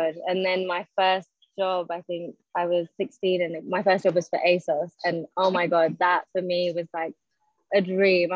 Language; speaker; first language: English; native; English